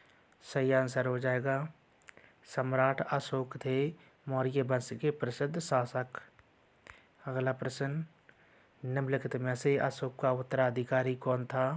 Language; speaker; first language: Hindi; native; Hindi